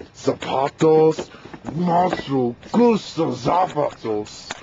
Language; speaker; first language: Spanish; non-native, learner; English